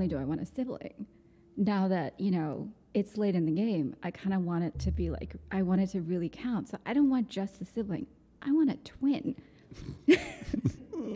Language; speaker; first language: English; non-native, local second language; Gujarati